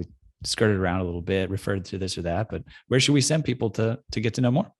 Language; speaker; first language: English; native; English